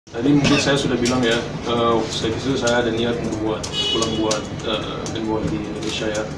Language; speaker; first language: Indonesian; early bilingual, heritage; Indonesian